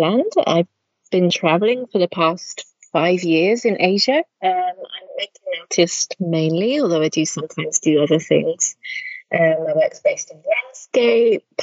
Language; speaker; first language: English; native; English